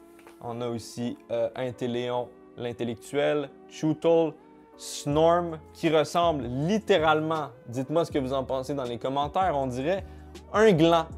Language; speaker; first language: French; native; French